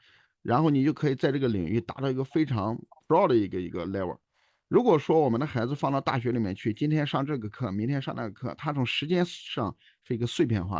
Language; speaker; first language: Chinese; native; Chinese